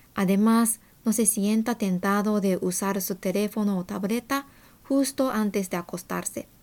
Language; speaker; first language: Spanish; non-native, fluent; Japanese